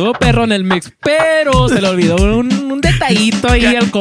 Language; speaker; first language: Spanish; early bilingual, other home language; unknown